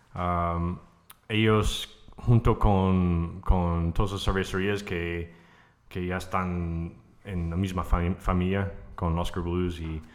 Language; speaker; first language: Spanish; non-native, fluent; English